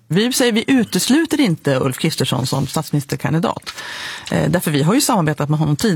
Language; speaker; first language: Swedish; native; Swedish